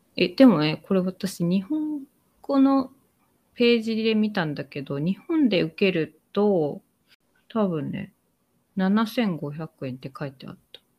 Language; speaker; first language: Japanese; native; Japanese